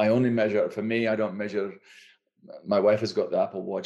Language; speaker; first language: English; native; English